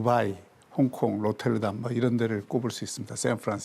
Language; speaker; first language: Korean; native; Korean